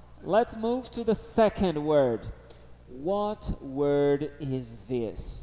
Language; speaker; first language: English; non-native, fluent; Portuguese